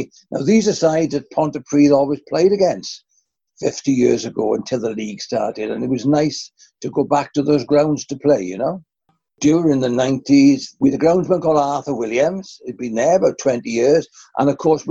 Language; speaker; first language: English; native; English